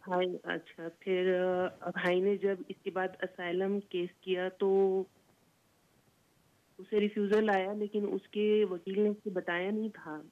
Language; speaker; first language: Hindi; native; Hindi